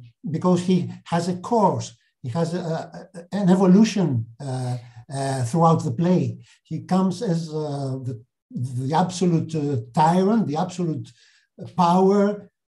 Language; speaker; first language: English; non-native, fluent; Greek